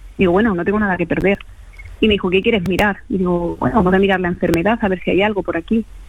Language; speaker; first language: Spanish; early bilingual, other home language; Portuguese